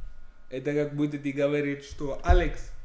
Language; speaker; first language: Russian; non-native, fluent; English